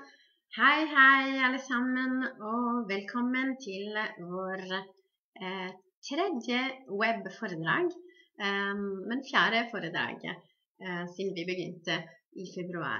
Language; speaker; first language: Norwegian; non-native, fluent; Italian